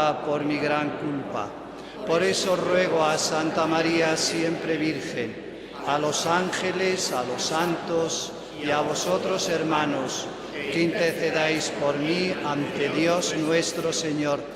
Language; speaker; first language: Spanish; native; Spanish